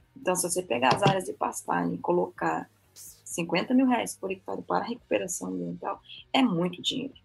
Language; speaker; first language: Portuguese; native; Portuguese